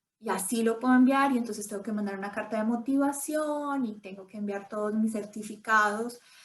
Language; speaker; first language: Spanish; native; Spanish